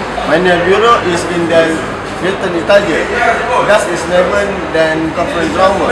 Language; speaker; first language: German; non-native, learner; Malay